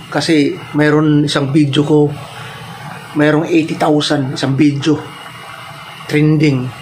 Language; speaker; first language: Filipino; non-native, local second language; Waray